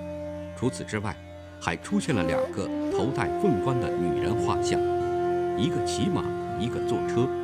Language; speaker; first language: Chinese; native; Chinese